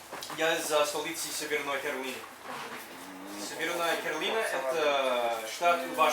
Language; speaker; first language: Russian; non-native, fluent; English